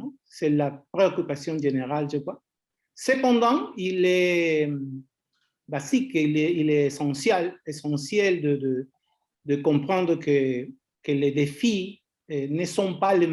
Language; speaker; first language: French; non-native, fluent; Spanish